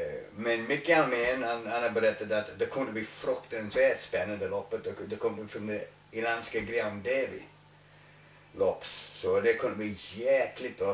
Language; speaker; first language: Swedish; non-native, learner; English